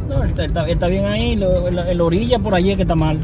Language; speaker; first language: Spanish; native; Spanish